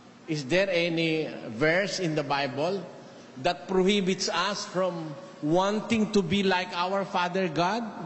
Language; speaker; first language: English; non-native, local second language; Filipino